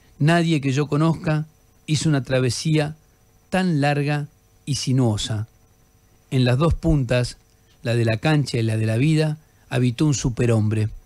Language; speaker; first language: Spanish; native; Spanish